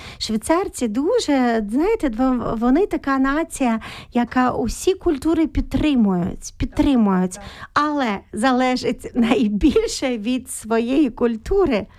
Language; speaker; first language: Ukrainian; native; Ukrainian